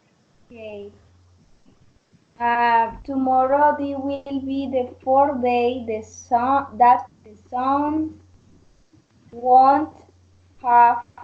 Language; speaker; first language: English; non-native, learner; Spanish